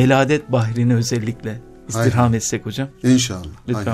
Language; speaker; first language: Turkish; native; Turkish